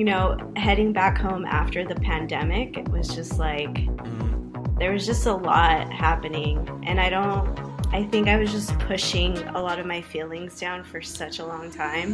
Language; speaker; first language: English; native; English